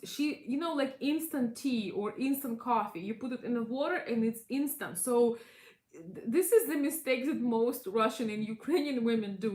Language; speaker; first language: English; non-native, fluent; Russian